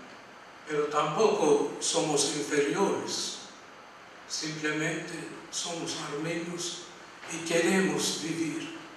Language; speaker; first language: Spanish; non-native, fluent; Armenian